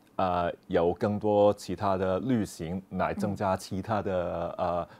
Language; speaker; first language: Chinese; non-native, local second language; Cantonese